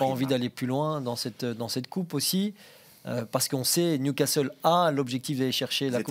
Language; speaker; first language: French; native; French